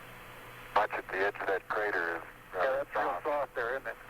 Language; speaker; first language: English; native; English